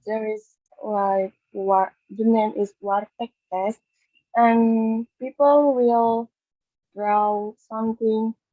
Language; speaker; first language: English; non-native, learner; Indonesian